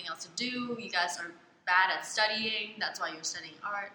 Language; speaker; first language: English; non-native, local second language; Cantonese